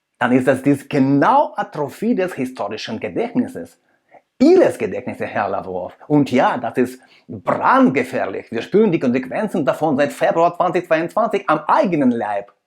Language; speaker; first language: German; non-native, fluent; Russian